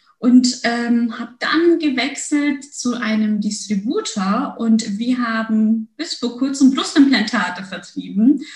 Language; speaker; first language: German; early bilingual, other home language; Turkish